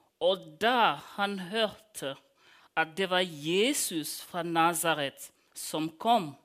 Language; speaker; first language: Norwegian; non-native, fluent; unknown